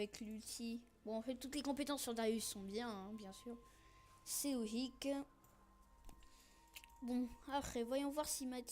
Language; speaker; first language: French; native; French